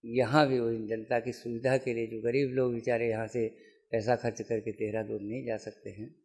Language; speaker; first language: Hindi; native; Hindi